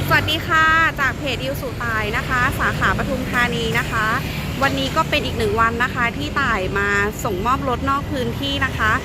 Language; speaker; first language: Thai; native; Thai